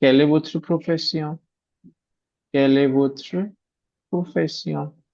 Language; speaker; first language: French; non-native, fluent; Hindi